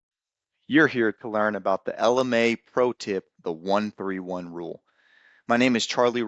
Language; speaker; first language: English; native; English